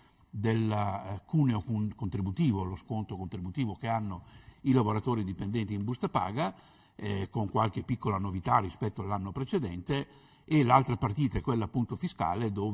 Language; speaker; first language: Italian; native; Italian